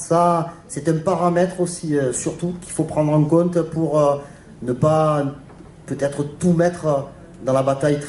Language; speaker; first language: French; native; French